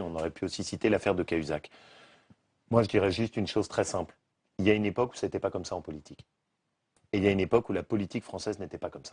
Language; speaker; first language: French; native; French